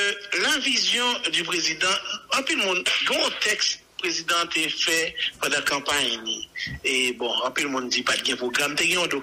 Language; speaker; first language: French; non-native, local second language; Haitian Creole